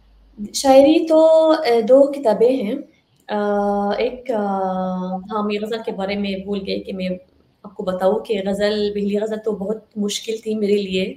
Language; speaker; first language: Hindi; non-native, fluent; Arabic